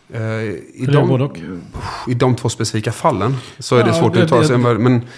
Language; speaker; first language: Swedish; native; Swedish